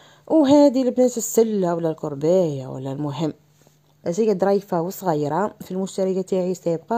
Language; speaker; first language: Arabic; native; Arabic